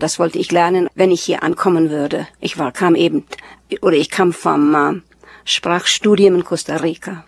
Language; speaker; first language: German; early bilingual, heritage; German